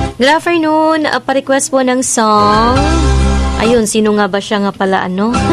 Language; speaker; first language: Filipino; non-native, local second language; Cebuano